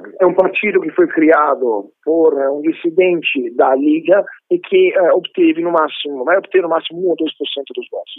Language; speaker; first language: Portuguese; non-native, fluent; Italian